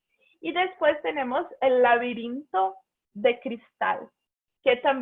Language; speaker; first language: Spanish; non-native, fluent; Portuguese